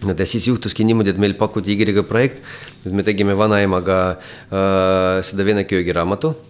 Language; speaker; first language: Estonian; non-native, local second language; Russian